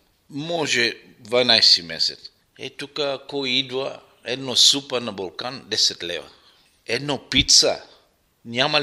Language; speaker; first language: Bulgarian; non-native, local second language; Arabic